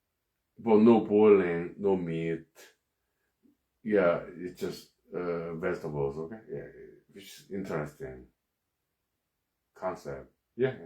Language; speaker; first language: English; non-native, fluent; Korean